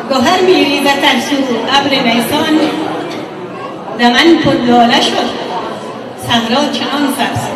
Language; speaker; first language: Persian; native; Persian